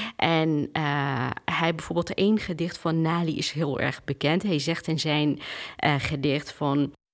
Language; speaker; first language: Dutch; non-native, fluent; Kurdish